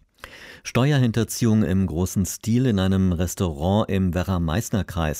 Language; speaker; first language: German; native; German